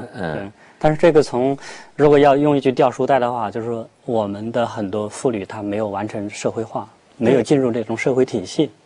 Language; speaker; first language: Chinese; native; Chinese